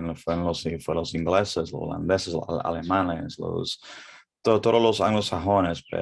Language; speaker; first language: Spanish; early bilingual, heritage; English